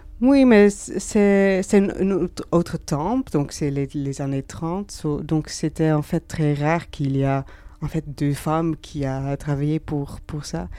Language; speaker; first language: French; non-native, learner; Dutch